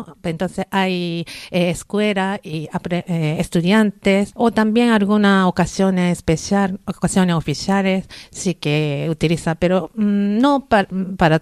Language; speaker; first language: Spanish; non-native, learner; Japanese